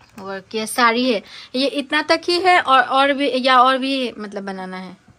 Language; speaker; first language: Hindi; non-native, local second language; Bangla